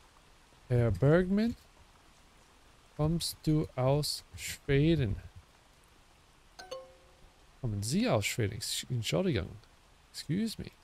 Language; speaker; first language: German; non-native, learner; English